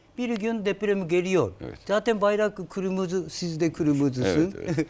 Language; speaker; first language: Turkish; non-native, learner; Japanese